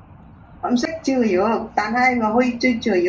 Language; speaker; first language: Cantonese; non-native, learner; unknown